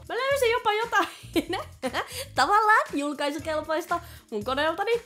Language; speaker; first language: Finnish; native; Finnish